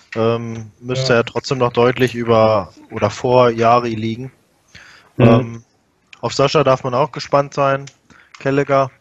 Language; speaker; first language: German; native; German